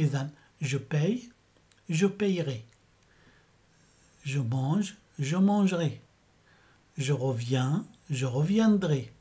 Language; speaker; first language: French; non-native, fluent; Arabic